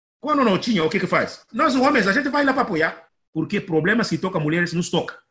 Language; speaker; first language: Portuguese; non-native, fluent; Lingala